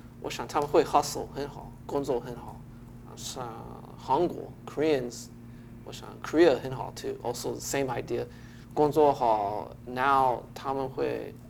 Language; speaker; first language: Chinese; early bilingual, heritage; English